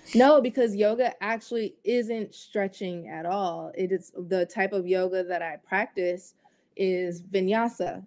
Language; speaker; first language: English; native; English